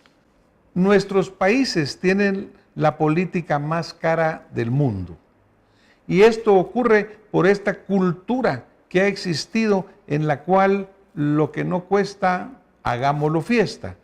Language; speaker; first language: Spanish; native; Spanish